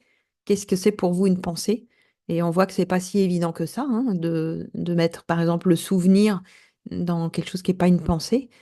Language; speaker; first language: French; native; French